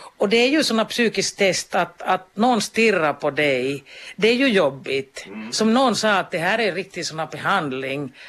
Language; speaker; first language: Swedish; non-native, local second language; Finnish